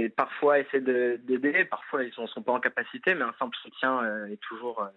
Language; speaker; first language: French; native; French